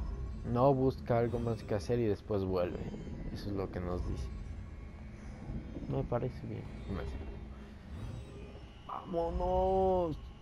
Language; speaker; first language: Spanish; native; Spanish